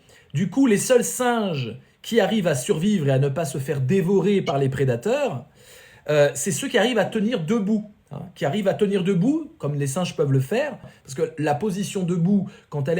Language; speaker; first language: French; native; French